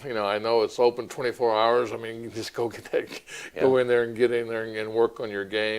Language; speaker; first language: English; native; English